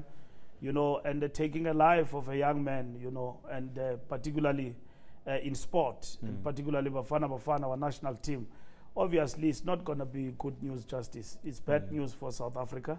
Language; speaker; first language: English; non-native, local second language; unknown